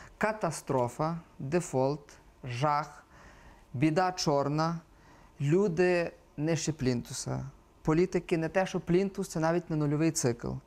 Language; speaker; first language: Ukrainian; native; Ukrainian